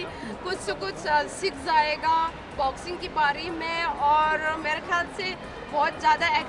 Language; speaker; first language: Hindi; non-native, local second language; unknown